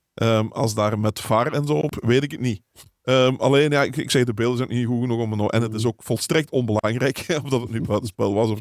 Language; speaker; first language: Dutch; native; Dutch